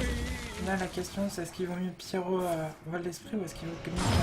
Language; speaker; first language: French; native; French